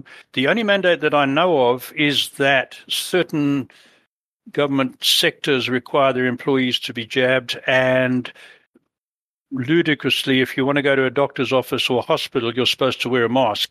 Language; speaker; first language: English; native; English